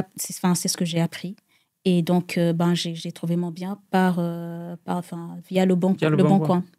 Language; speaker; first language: French; non-native, local second language; Rundi